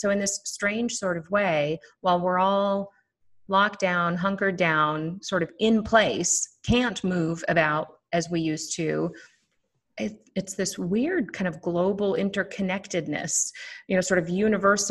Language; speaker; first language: English; native; English